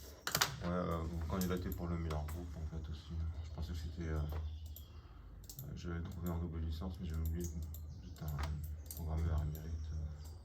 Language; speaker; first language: French; native; French